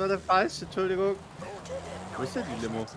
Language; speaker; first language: German; native; German